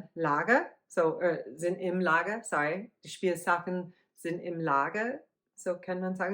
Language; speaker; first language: German; non-native, learner; English